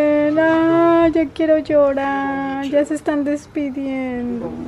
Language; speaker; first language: Spanish; native; Spanish